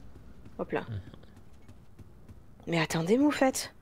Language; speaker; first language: French; native; French